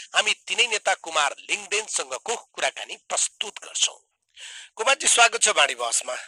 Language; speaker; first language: Nepali; native; Nepali